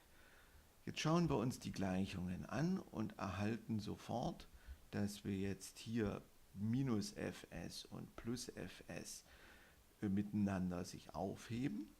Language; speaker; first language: German; native; German